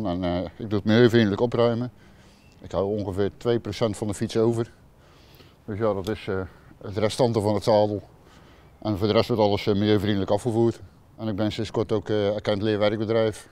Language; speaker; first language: Dutch; native; Dutch